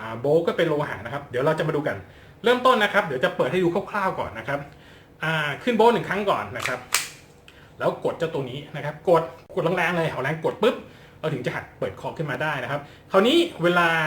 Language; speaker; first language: Thai; native; Thai